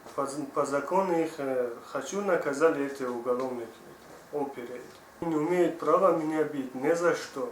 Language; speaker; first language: Russian; non-native, learner; Tajik